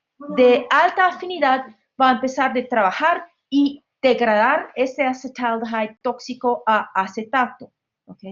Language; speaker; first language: Spanish; non-native, fluent; English